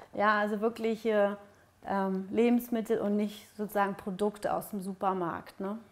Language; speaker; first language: German; early bilingual, other home language; Russian